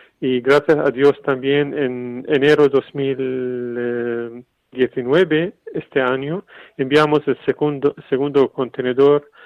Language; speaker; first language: Spanish; non-native, fluent; Arabic